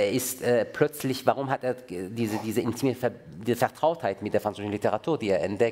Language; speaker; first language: German; non-native, fluent; Persian